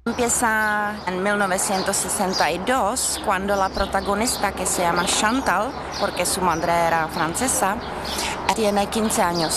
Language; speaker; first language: Spanish; non-native, learner; Czech